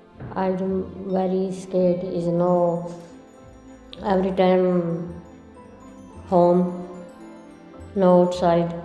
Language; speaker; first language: English; non-native, learner; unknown